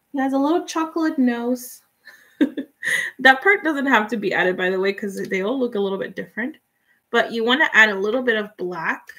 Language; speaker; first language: English; non-native, fluent; Spanish